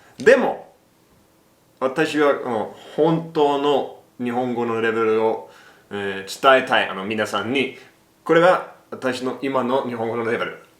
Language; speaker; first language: Japanese; non-native, learner; English